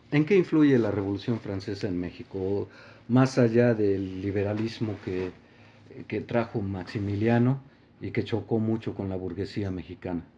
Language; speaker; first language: Spanish; native; Spanish